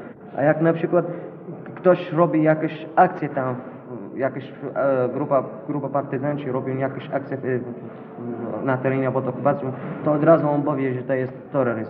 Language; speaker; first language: Polish; non-native, learner; Arabic